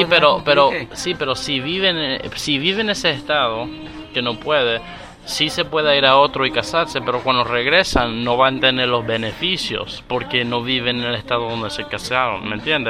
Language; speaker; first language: Spanish; early bilingual, heritage; Spanish